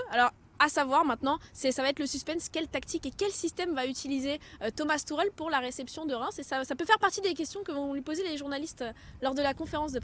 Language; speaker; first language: French; native; French